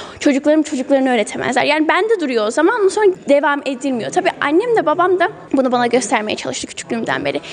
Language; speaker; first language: Turkish; early bilingual, heritage; Turkish